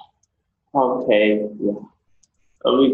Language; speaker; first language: English; non-native, learner; Vietnamese